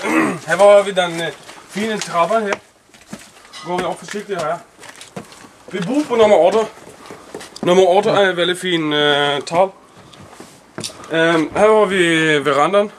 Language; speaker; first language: Norwegian; non-native, learner; Swedish